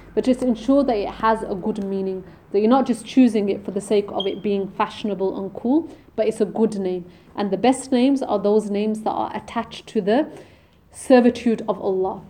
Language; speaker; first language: English; native; English